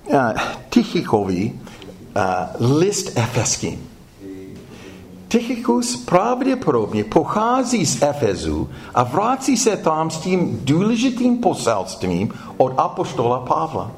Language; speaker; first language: Czech; non-native, fluent; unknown